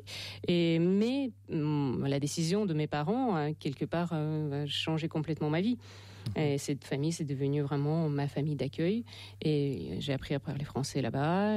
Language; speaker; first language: French; non-native, fluent; Russian